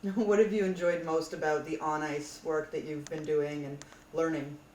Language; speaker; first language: English; native; English